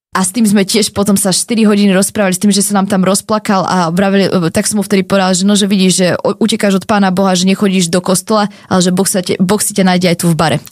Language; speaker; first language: Slovak; native; Slovak